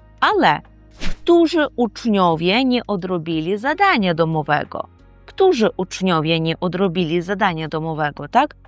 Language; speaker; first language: Polish; non-native, fluent; Ukrainian